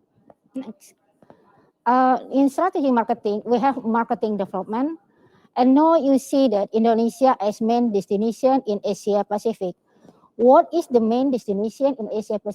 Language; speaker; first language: English; non-native, learner; Indonesian